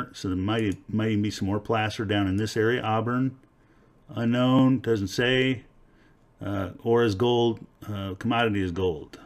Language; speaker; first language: English; native; English